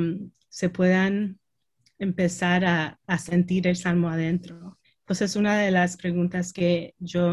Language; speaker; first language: Spanish; early bilingual, heritage; Spanish